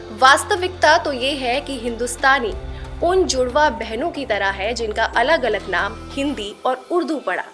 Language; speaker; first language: Hindi; native; Hindi